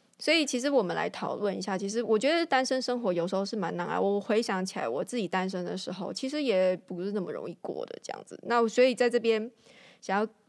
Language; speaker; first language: Chinese; native; Chinese